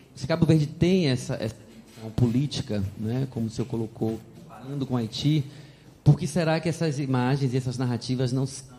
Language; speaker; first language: Portuguese; native; Portuguese